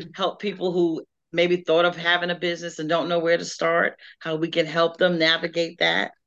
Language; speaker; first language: English; native; English